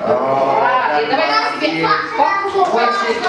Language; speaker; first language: Russian; native; Russian